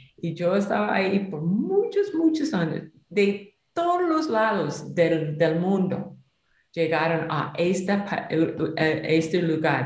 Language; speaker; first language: Spanish; non-native, learner; English